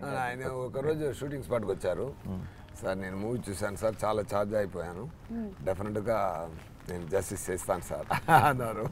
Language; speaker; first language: Telugu; non-native, local second language; Tamil